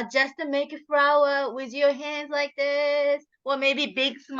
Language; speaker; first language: English; non-native, learner; Japanese